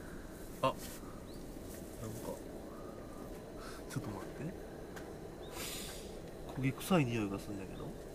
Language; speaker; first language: Japanese; native; Japanese